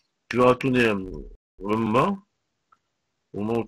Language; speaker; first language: French; native; French